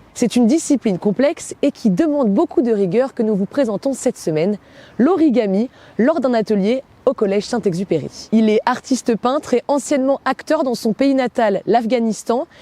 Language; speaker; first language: French; native; French